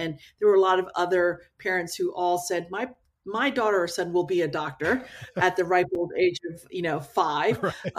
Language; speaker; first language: English; native; English